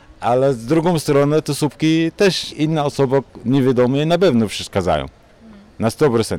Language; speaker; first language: Polish; non-native, learner; Arabic